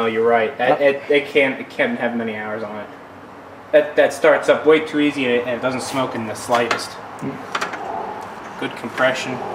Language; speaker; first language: English; native; English